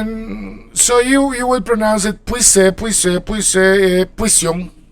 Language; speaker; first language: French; non-native, fluent; Spanish